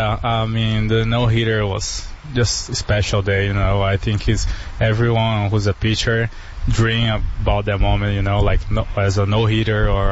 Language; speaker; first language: English; non-native, fluent; Portuguese